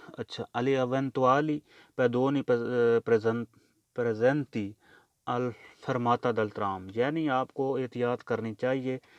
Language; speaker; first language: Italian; non-native, learner; Urdu